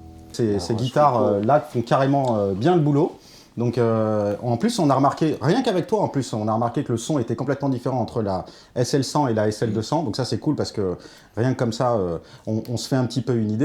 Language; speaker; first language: French; native; French